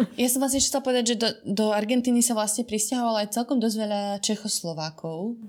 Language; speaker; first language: Slovak; native; Slovak